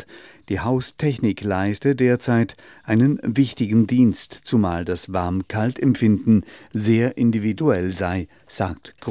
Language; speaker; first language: German; native; German